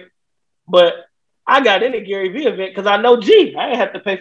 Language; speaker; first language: English; native; English